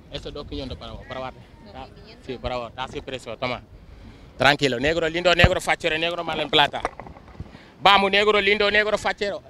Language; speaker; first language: Spanish; non-native, learner; Wolof